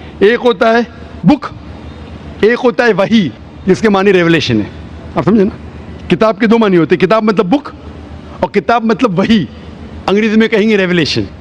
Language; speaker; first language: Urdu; non-native, local second language; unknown